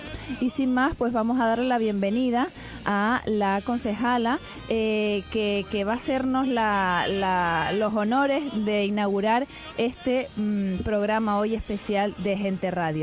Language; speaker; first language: Spanish; native; Spanish